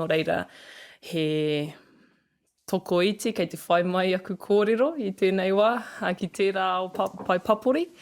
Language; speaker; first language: Māori; native; Māori